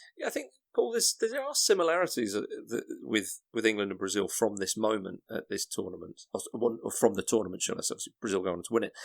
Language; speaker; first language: English; native; English